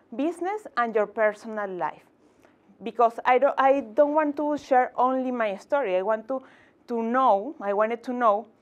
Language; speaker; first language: English; non-native, fluent; Spanish